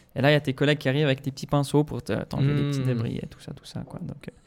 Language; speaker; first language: French; native; French